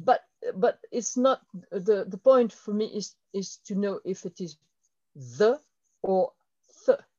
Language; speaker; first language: English; non-native, fluent; French